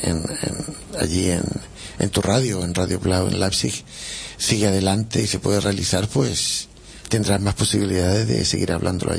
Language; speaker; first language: Spanish; native; Spanish